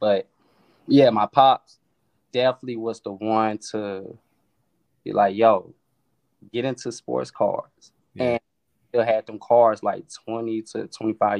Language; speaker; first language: English; native; English